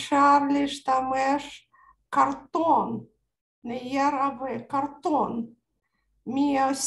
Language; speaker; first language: Hebrew; non-native, learner; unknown